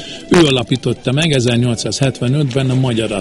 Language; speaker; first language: Hungarian; native; Hungarian